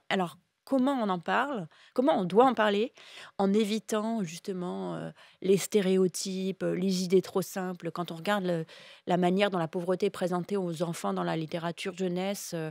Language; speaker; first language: French; native; French